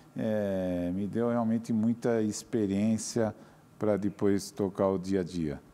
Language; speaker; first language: Portuguese; native; Portuguese